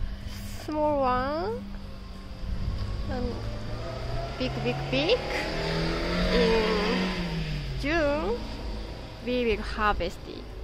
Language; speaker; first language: English; non-native, learner; Japanese